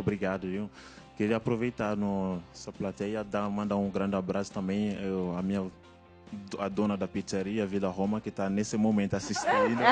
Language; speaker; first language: Portuguese; non-native, fluent; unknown